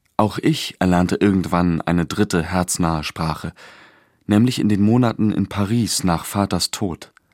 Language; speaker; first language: German; native; German